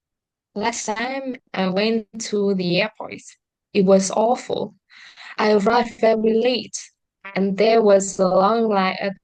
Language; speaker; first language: English; non-native, learner; Vietnamese